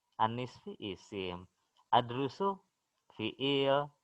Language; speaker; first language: Arabic; non-native, fluent; Indonesian